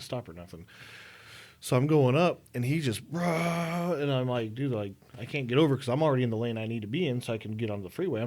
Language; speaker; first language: English; native; English